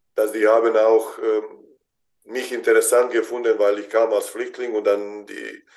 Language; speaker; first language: German; non-native, fluent; Bosnian